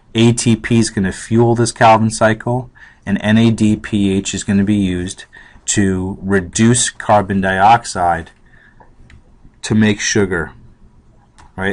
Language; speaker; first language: English; native; English